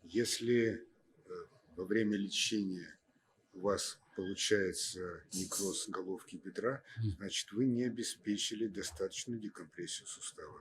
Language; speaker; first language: Russian; native; Russian